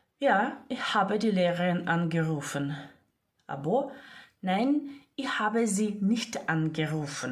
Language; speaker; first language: German; non-native, fluent; Ukrainian